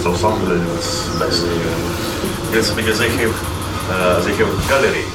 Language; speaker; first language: English; non-native, learner; Russian